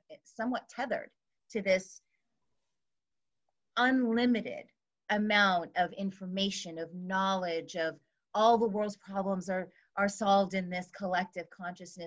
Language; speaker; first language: English; native; English